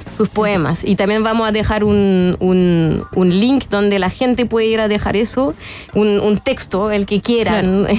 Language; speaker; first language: Spanish; non-native, fluent; French